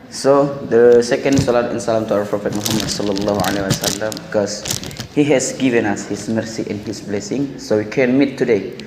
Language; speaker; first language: English; non-native, learner; Indonesian